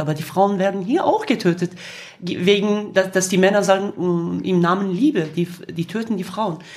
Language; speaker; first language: German; non-native, fluent; Kurdish